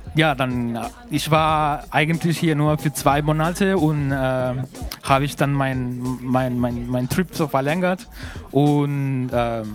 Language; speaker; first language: German; non-native, fluent; Spanish